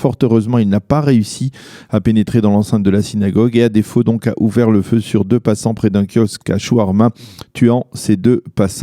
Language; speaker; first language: French; native; French